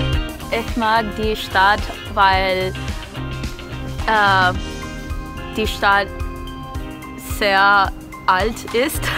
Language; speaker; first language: German; non-native, learner; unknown